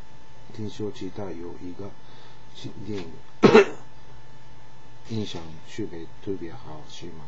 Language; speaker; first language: Chinese; non-native, learner; Japanese